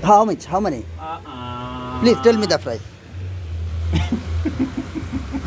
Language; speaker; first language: English; non-native, learner; Bangla